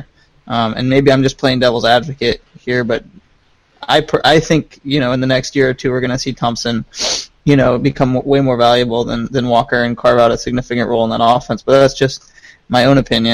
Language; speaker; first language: English; native; English